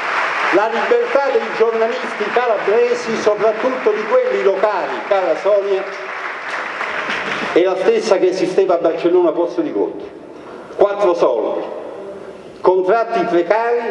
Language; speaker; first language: Italian; native; Italian